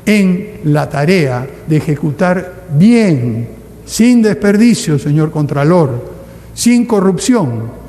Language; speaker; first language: Spanish; native; Spanish